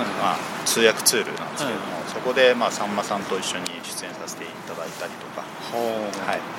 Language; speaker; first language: Japanese; early bilingual, other home language; Chinese